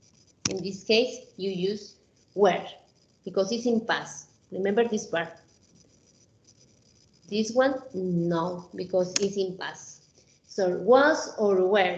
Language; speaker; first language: English; non-native, fluent; Spanish